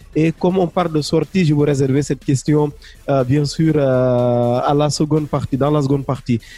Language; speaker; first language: French; non-native, local second language; Wolof